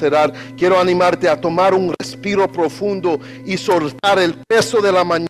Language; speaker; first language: Spanish; non-native, learner; English